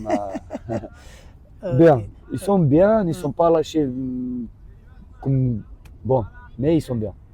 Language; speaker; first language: French; non-native, learner; Romanian